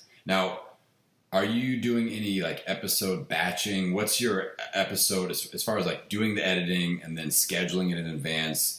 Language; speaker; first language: English; native; English